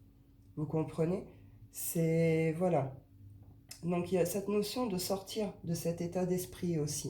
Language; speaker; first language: French; native; French